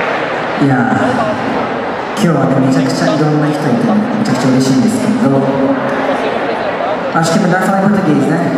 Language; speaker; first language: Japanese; early bilingual, other home language; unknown